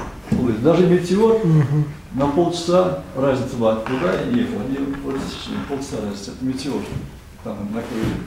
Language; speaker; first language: Russian; native; Russian